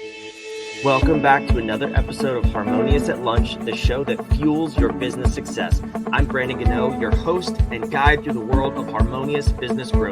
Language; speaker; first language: English; native; English